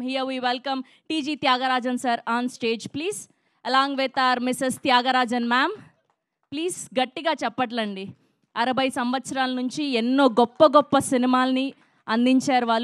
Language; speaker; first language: Telugu; native; Telugu